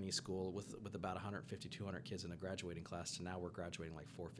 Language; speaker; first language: English; native; English